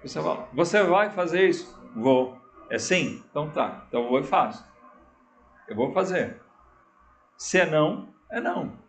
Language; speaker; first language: Portuguese; native; Portuguese